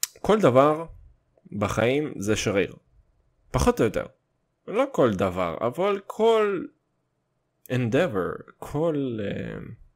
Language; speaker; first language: Hebrew; early bilingual, other home language; Russian